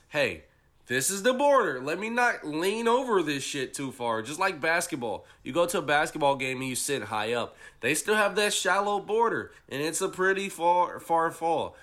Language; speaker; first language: English; native; English